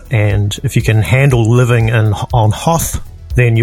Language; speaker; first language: English; native; English